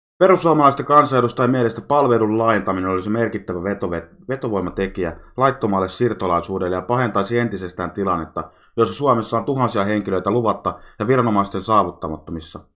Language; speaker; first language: Finnish; native; Finnish